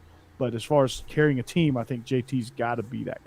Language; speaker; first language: English; native; English